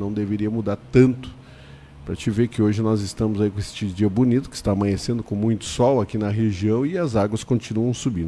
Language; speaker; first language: Portuguese; native; Portuguese